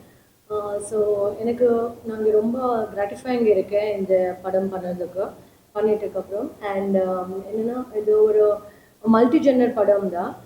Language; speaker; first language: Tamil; non-native, learner; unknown